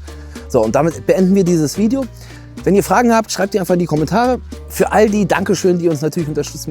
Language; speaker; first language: German; native; German